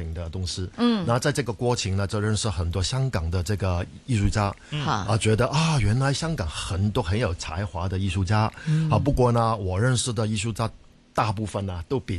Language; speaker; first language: Chinese; non-native, fluent; Cantonese